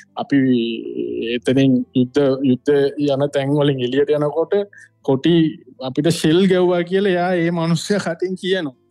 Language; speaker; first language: Sinhala; non-native, local second language; Tamil